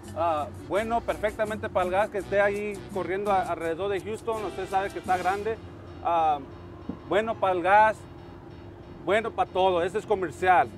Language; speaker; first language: Spanish; early bilingual, heritage; Spanish